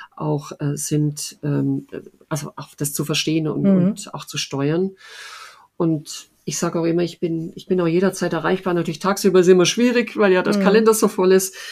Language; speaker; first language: German; native; German